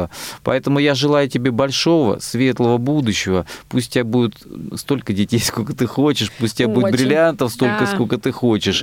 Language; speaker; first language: Russian; native; Russian